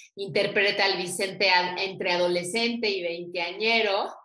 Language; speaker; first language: Spanish; native; Spanish